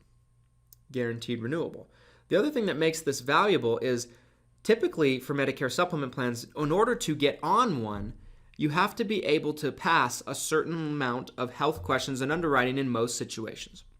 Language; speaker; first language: English; native; English